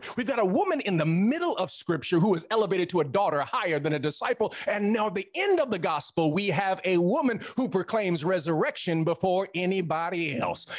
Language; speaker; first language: English; native; English